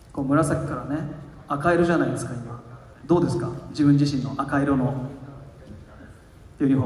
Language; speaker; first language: Japanese; native; Japanese